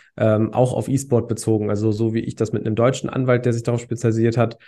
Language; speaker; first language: German; native; German